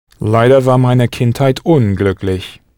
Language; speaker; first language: German; non-native, learner; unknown